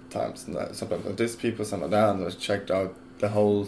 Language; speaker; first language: English; non-native, fluent; Luxembourgish